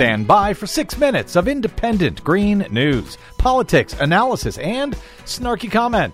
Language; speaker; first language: English; native; English